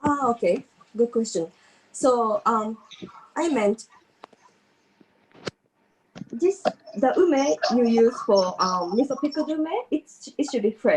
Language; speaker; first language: English; non-native, fluent; Japanese